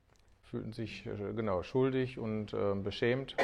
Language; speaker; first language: German; native; German